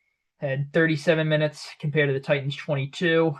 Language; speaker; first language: English; native; English